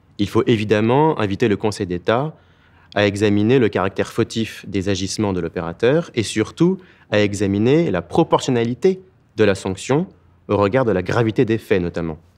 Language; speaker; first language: French; native; French